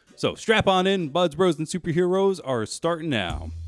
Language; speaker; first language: English; native; English